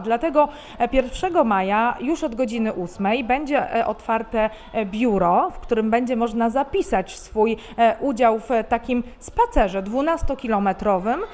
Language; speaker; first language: Polish; native; Polish